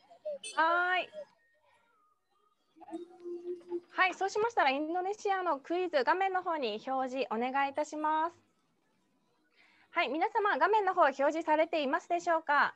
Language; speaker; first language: Japanese; native; Japanese